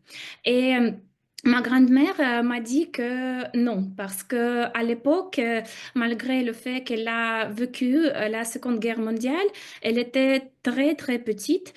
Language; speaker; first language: French; non-native, fluent; Russian